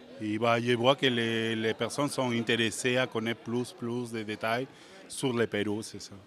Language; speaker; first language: French; non-native, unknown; Spanish